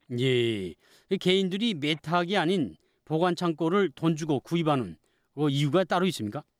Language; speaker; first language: Korean; native; Korean